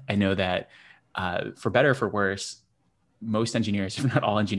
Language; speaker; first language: English; native; English